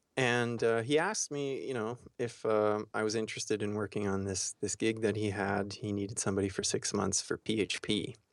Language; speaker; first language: English; early bilingual, heritage; German